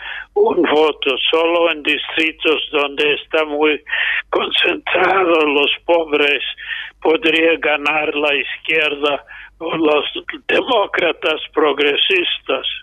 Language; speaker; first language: Spanish; non-native, fluent; English